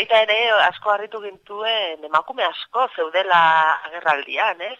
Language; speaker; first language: Basque; native; Basque